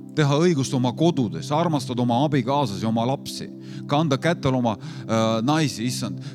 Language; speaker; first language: Estonian; non-native, fluent; Lithuanian